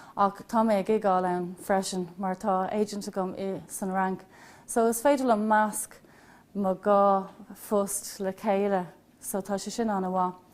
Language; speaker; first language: Irish; non-native, local second language; English